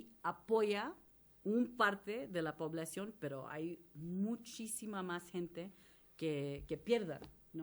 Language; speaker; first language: Spanish; non-native, fluent; English